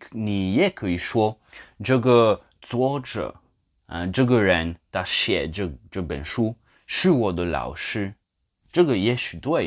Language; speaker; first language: Chinese; non-native, fluent; English